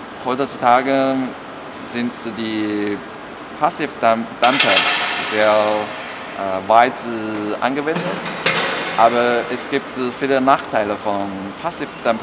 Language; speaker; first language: German; non-native, learner; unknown